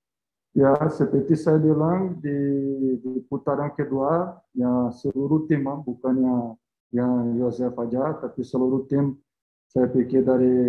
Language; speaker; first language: Indonesian; non-native, fluent; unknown